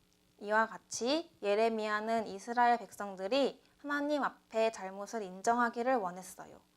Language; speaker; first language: Korean; native; Korean